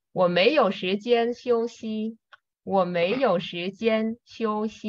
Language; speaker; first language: Chinese; non-native, fluent; Vietnamese